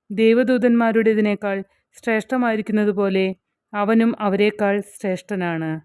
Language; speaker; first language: Malayalam; native; Malayalam